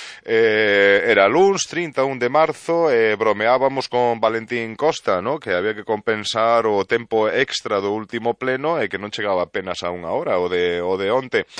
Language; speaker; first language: Galician; native; Galician